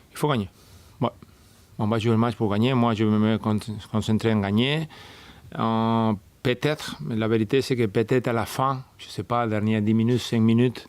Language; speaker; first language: French; non-native, fluent; Spanish